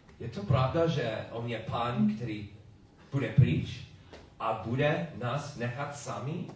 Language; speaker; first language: Czech; non-native, learner; English